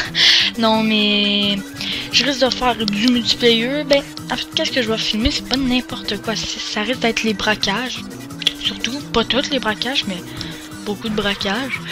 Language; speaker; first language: French; native; French